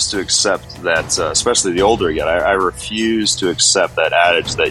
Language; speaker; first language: English; native; English